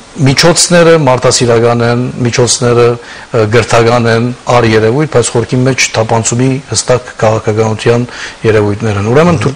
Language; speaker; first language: Armenian; early bilingual, heritage; Armenian